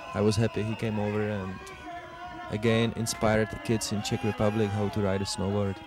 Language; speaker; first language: English; non-native, fluent; Czech